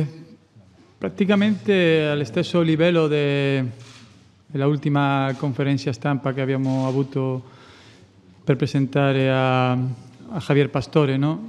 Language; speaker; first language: Italian; non-native, fluent; Spanish